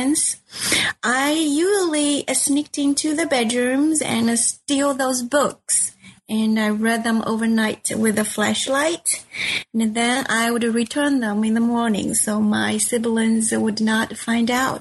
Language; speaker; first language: English; non-native, fluent; Chinese